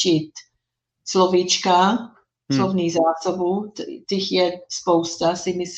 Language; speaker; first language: Czech; non-native, fluent; English